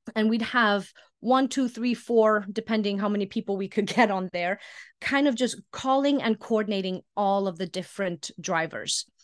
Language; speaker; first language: English; early bilingual, heritage; Icelandic